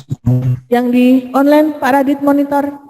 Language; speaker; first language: Indonesian; native; Indonesian